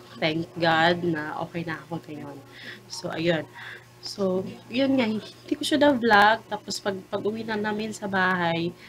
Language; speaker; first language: Filipino; non-native, local second language; Cebuano